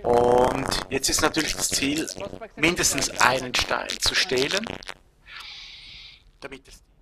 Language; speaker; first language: German; native; German